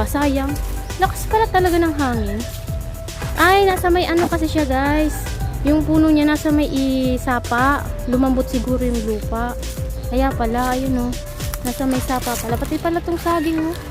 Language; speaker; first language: Filipino; non-native, local second language; Bikol